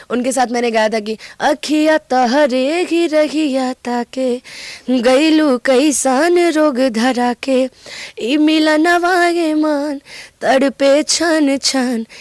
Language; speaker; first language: Hindi; native; Hindi